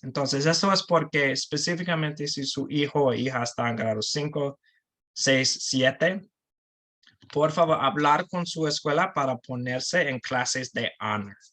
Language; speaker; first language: Spanish; non-native, learner; English